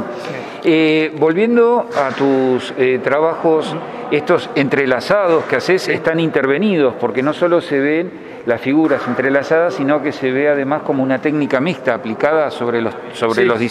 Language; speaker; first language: Spanish; native; Spanish